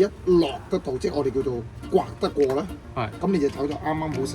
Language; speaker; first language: Chinese; native; Chinese